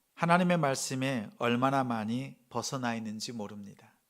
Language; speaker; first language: Korean; native; Korean